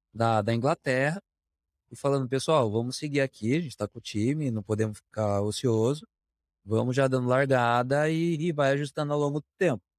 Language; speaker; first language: Portuguese; native; Portuguese